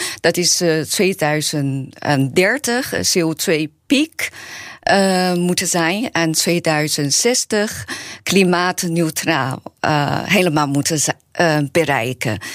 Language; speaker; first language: Dutch; non-native, learner; Chinese